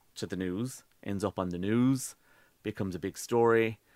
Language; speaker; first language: English; native; English